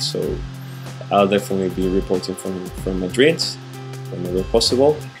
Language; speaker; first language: English; non-native, fluent; Spanish